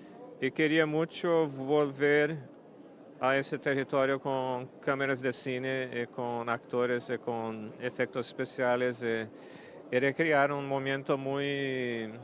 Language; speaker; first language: Spanish; non-native, fluent; Portuguese